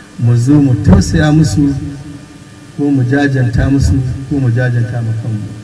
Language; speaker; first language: Hausa; native; Hausa